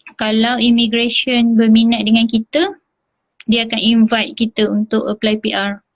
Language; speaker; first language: Malay; native; Malay